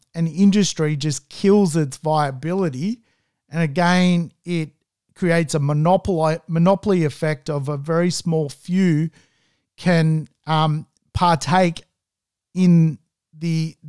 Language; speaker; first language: English; native; English